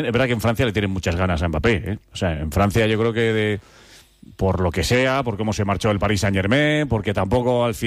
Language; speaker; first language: Spanish; native; Spanish